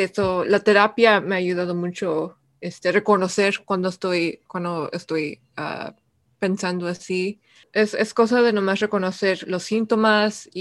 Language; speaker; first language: Spanish; early bilingual, heritage; Spanish